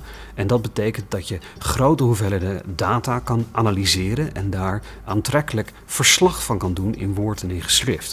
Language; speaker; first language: Dutch; native; Dutch